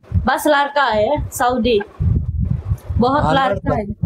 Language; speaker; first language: Hindi; non-native, learner; Pashto